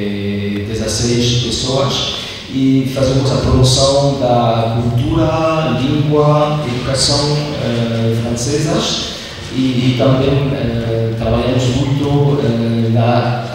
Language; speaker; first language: Portuguese; non-native, learner; French